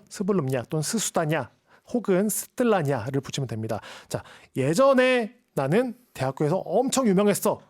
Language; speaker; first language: Korean; native; Korean